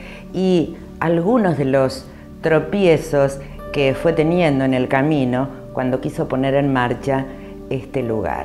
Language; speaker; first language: Spanish; native; Spanish